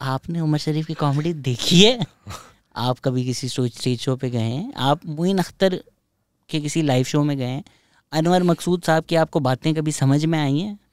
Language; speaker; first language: Urdu; native; Urdu